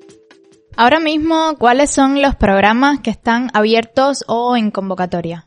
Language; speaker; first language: Spanish; native; Spanish